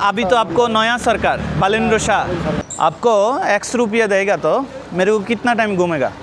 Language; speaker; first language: Hindi; non-native, learner; Bangla